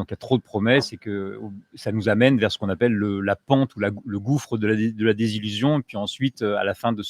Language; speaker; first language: French; native; French